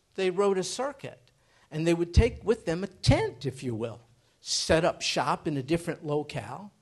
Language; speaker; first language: English; native; English